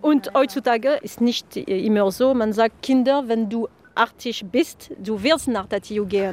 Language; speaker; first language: German; non-native, fluent; French